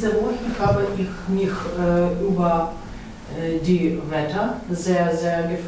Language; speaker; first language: German; non-native, learner; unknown